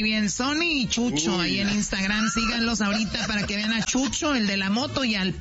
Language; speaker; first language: Spanish; native; Spanish